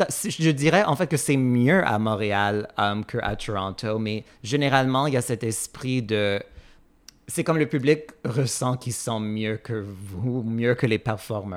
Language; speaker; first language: French; non-native, fluent; English